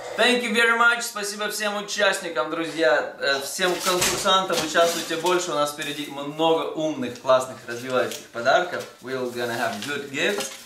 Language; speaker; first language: Russian; native; Russian